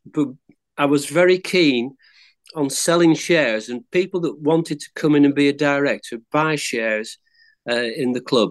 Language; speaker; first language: English; native; English